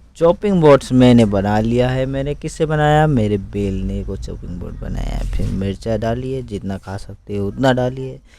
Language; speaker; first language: Hindi; non-native, local second language; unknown